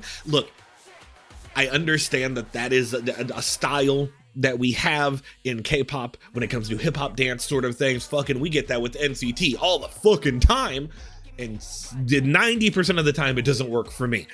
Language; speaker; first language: English; native; English